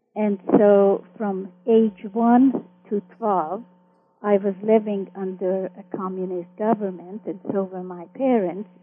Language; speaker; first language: English; early bilingual, other home language; Hungarian